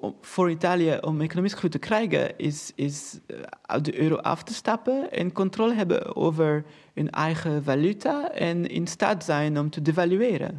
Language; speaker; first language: Dutch; non-native, fluent; Portuguese